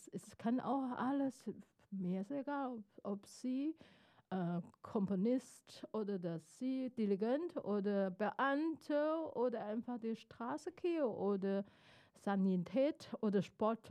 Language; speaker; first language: German; non-native, fluent; Chinese